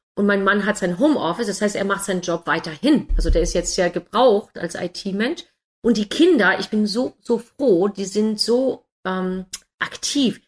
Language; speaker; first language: German; non-native, fluent; English